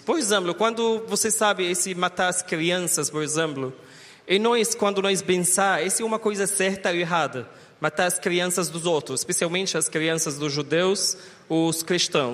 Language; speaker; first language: Portuguese; non-native, learner; Arabic